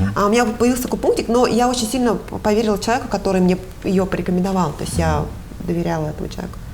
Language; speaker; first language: Russian; native; Russian